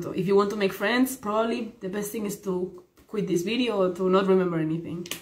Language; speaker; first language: English; non-native, fluent; Spanish